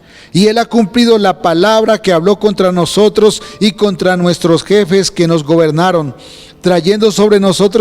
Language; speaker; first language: Spanish; native; Spanish